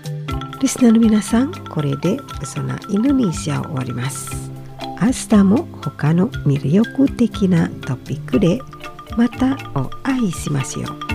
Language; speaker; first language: Japanese; non-native, fluent; Indonesian